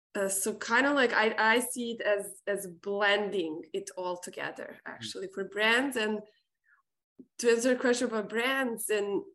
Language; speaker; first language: English; non-native, fluent; Serbian